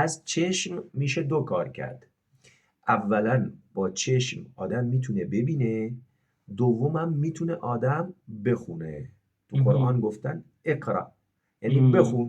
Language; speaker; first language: Persian; non-native, fluent; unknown